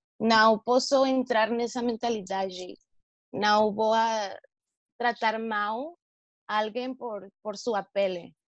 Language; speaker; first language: Portuguese; non-native, learner; Spanish